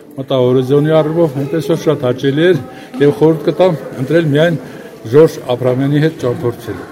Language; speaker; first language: Armenian; early bilingual, heritage; Armenian